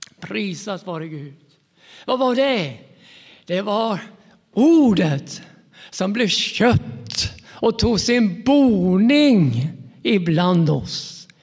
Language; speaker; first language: Swedish; native; Swedish